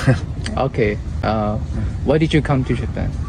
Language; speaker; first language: English; non-native, learner; Japanese